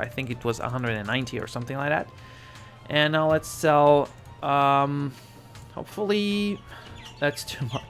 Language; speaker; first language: English; non-native, fluent; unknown